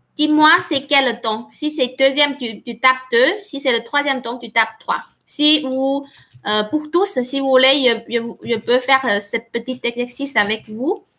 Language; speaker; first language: French; non-native, fluent; Chinese